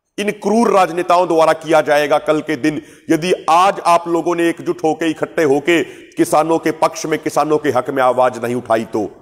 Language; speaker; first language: Hindi; non-native, local second language; Punjabi